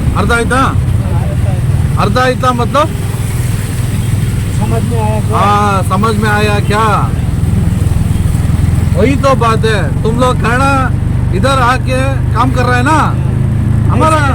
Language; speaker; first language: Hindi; non-native, local second language; Kannada